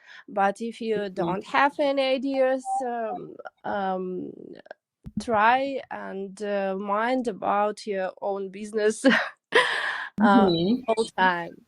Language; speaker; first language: English; non-native, learner; Russian